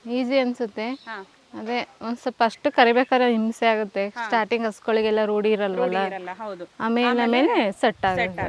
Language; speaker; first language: Kannada; native; Kannada